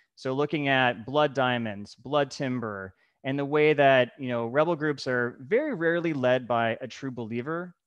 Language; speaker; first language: English; native; English